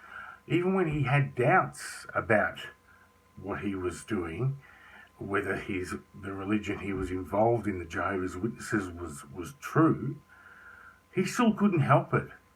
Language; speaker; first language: English; native; English